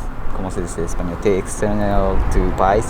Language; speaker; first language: Spanish; non-native, learner; Japanese